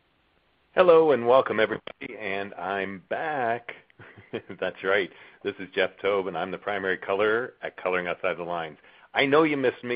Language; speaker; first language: English; native; English